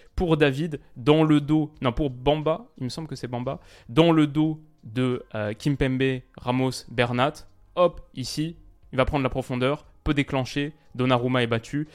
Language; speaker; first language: French; native; French